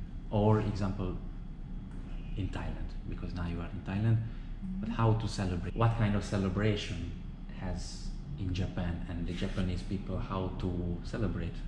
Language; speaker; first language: English; non-native, learner; Hungarian